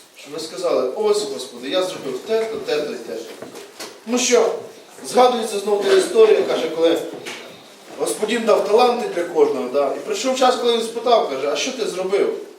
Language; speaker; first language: Ukrainian; native; Ukrainian